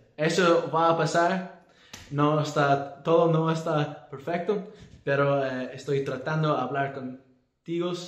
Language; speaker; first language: Spanish; non-native, learner; English